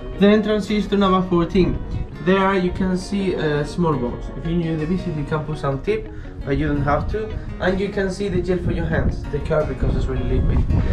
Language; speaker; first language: English; non-native, fluent; Spanish